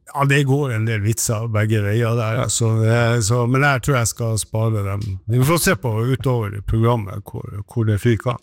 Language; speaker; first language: Norwegian; native; Norwegian